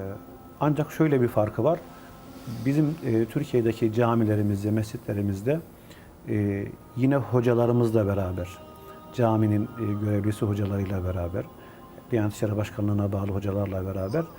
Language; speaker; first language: Turkish; native; Turkish